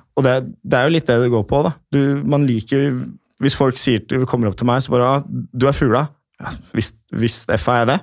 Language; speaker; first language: Norwegian; native; Norwegian